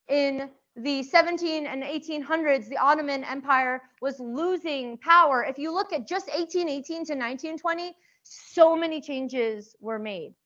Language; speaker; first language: English; early bilingual, other home language; Persian